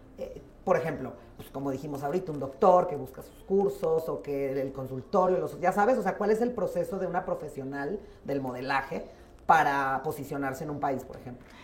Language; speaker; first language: Spanish; native; Spanish